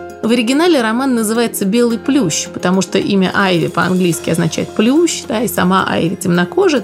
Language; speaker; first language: Russian; native; Russian